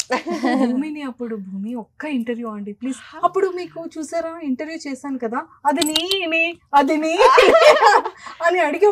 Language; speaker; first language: Telugu; native; Telugu